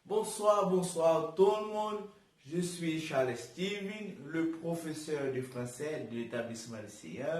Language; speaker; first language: French; non-native, learner; Portuguese